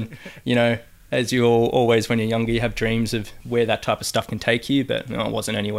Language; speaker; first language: English; native; English